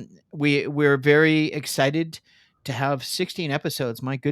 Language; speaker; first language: English; native; English